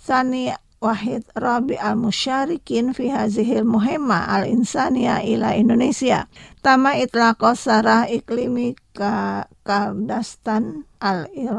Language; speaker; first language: Arabic; non-native, fluent; Indonesian